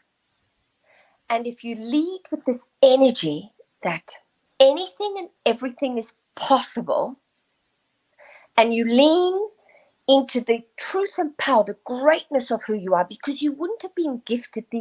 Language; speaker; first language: English; native; English